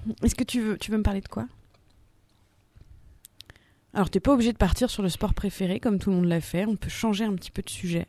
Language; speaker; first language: French; native; French